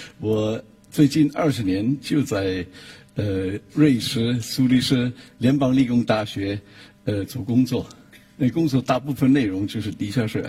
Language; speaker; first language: Chinese; non-native, fluent; German